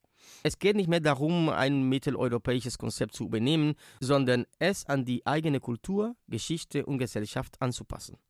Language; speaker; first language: German; native; German